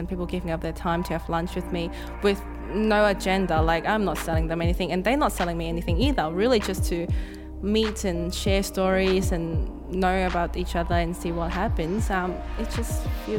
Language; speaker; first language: English; non-native, local second language; Cantonese